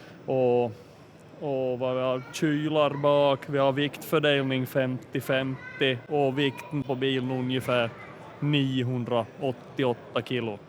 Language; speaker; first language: Swedish; native; Swedish